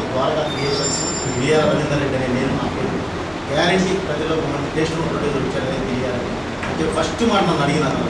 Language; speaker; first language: Telugu; native; Telugu